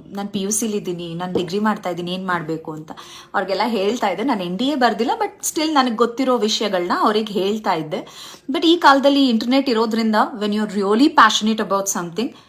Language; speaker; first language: Kannada; native; Kannada